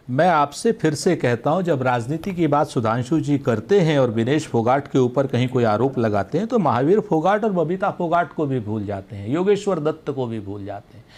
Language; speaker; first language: Hindi; native; Hindi